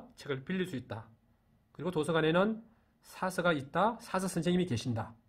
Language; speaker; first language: Korean; native; Korean